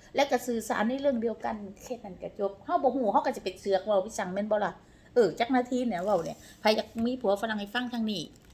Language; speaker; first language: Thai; non-native, local second language; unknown